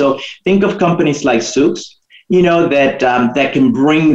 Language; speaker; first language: English; non-native, fluent; Spanish